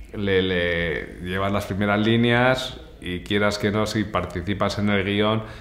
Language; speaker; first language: Spanish; native; Spanish